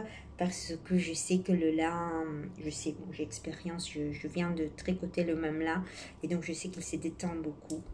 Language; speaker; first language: French; non-native, fluent; Italian